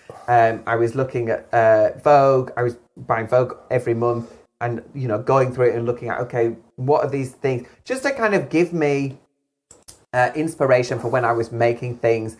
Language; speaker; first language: English; native; English